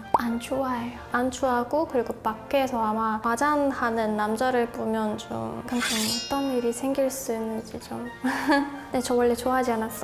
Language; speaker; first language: Korean; non-native, fluent; Russian